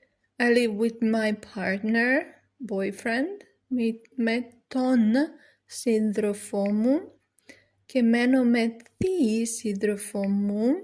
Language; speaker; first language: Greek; non-native, learner; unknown